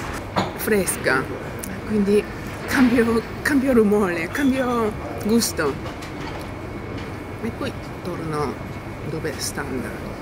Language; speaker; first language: Italian; non-native, learner; Japanese